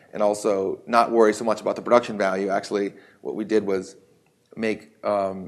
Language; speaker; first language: English; native; English